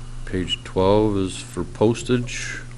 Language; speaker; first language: English; native; English